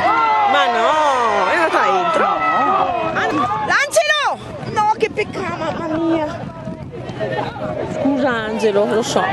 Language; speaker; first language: Italian; native; Italian